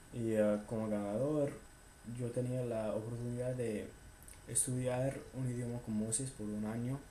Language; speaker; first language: Spanish; non-native, fluent; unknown